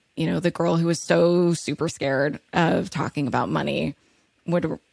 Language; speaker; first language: English; early bilingual, other home language; Hebrew